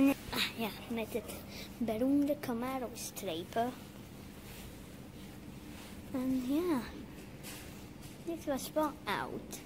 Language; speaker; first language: Dutch; non-native, learner; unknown